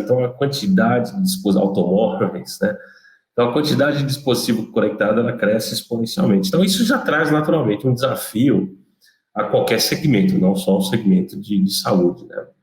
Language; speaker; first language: Portuguese; native; Portuguese